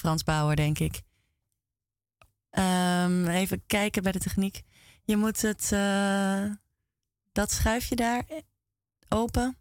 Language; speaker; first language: Dutch; native; Dutch